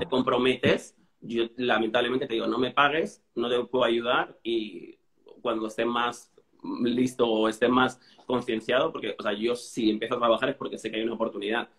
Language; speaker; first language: Spanish; native; Spanish